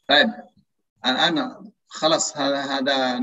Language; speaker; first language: Arabic; non-native, fluent; Indonesian